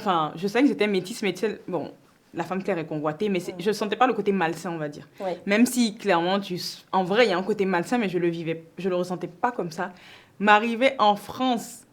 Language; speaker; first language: French; native; French